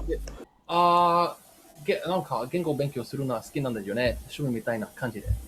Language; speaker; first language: Japanese; non-native, learner; English